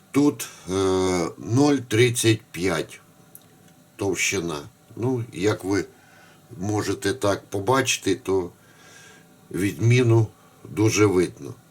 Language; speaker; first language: Ukrainian; non-native, local second language; Russian